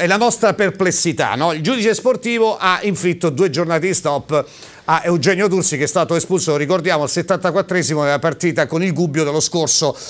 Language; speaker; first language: Italian; native; Italian